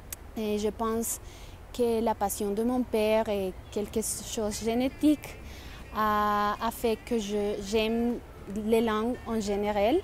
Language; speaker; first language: French; non-native, fluent; Spanish